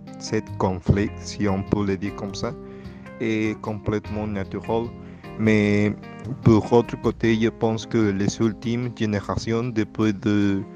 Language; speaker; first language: French; non-native, learner; Spanish